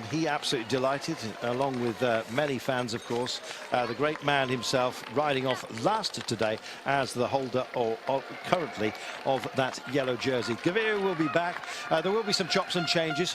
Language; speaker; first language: English; native; English